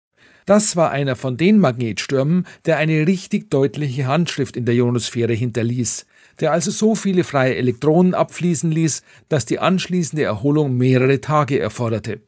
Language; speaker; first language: German; native; German